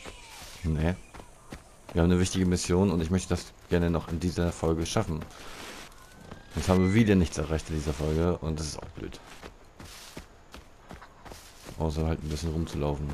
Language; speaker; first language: German; native; German